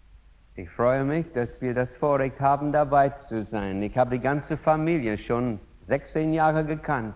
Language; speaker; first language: German; non-native, fluent; English